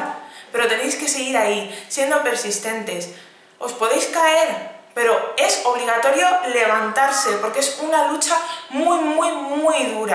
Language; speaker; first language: Spanish; native; Spanish